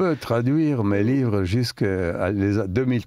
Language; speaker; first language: French; non-native, fluent; Italian